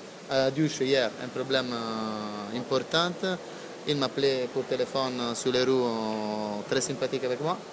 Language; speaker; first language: French; non-native, learner; Italian